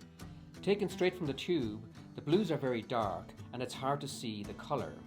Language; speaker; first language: English; native; English